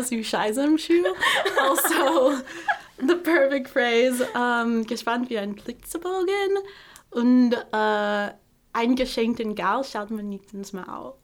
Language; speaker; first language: German; non-native, learner; English